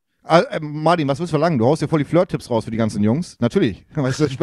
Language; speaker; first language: German; native; German